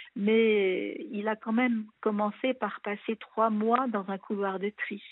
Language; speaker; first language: French; native; French